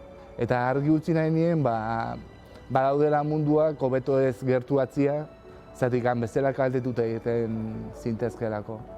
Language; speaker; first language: Basque; native; Basque